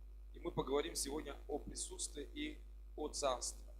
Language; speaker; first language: Russian; non-native, fluent; French